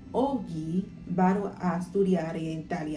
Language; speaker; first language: Italian; non-native, learner; English